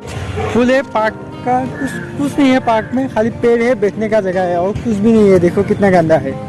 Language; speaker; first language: Hindi; non-native, local second language; Assamese